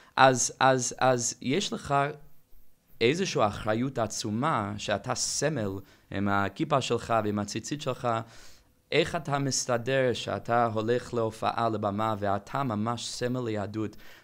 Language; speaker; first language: Hebrew; non-native, fluent; English